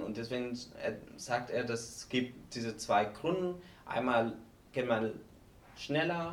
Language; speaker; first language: German; non-native, fluent; Spanish